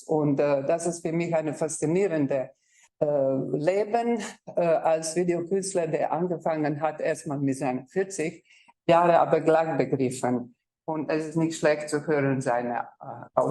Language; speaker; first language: German; non-native, fluent; Croatian